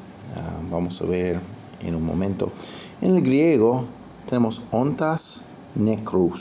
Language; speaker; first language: Spanish; non-native, fluent; English